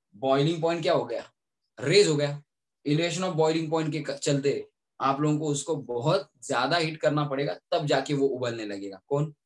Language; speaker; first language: Hindi; native; Hindi